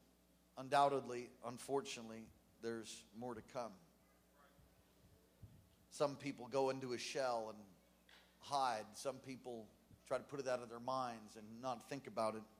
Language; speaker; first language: English; native; English